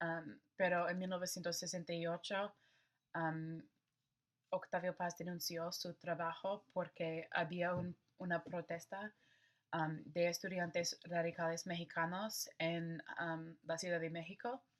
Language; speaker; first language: Spanish; non-native, learner; English